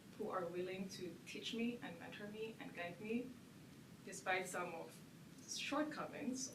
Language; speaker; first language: English; non-native, local second language; Kinyarwanda